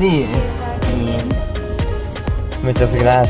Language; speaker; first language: Spanish; non-native, learner; Japanese